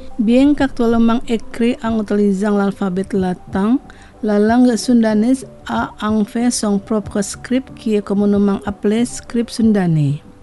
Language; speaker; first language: French; non-native, fluent; Indonesian